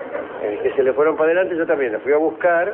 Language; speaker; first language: Spanish; native; Spanish